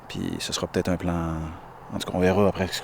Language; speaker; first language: French; native; French